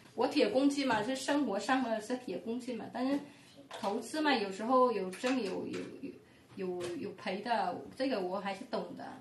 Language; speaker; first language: Chinese; non-native, fluent; Vietnamese